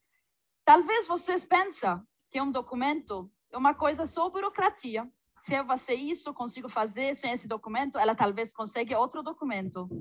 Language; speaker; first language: Portuguese; non-native, fluent; Arabic